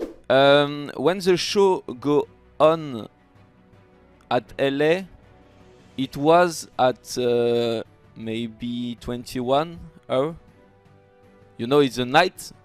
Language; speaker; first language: English; non-native, learner; French